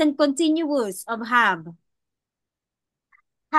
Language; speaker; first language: English; non-native, local second language; Filipino